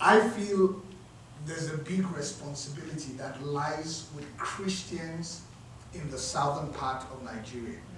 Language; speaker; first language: English; non-native, local second language; Yoruba